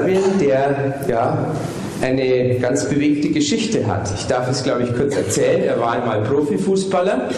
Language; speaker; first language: German; native; German